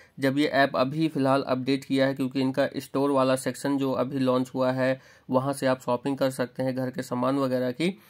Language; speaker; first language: Hindi; native; Hindi